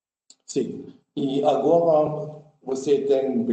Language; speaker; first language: Portuguese; non-native, learner; German